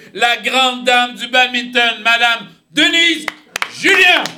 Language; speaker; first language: French; native; French